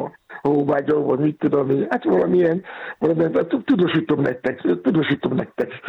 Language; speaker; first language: Hungarian; non-native, learner; Yoruba